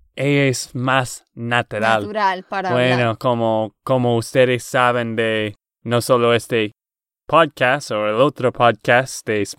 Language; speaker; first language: Spanish; non-native, learner; English